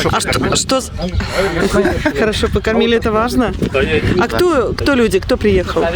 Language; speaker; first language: Russian; native; Russian